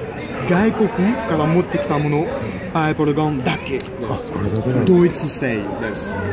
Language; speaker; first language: Japanese; non-native, fluent; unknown